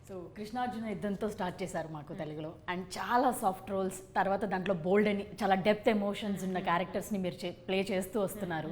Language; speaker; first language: Telugu; native; Telugu